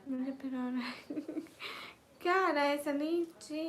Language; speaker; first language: Hindi; non-native, local second language; Punjabi